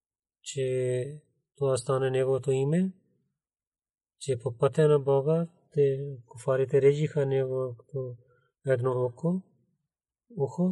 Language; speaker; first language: Bulgarian; non-native, learner; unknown